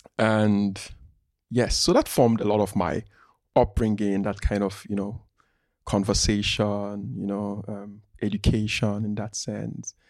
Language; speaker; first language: English; non-native, local second language; Igbo